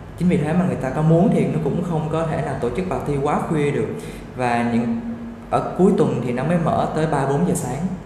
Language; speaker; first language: Vietnamese; native; Vietnamese